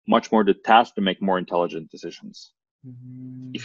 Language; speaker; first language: English; non-native, fluent; Norwegian